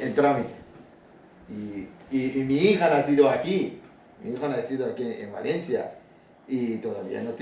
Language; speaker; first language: Spanish; non-native, learner; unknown